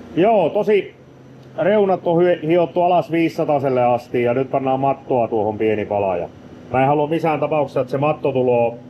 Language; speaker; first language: Finnish; native; Finnish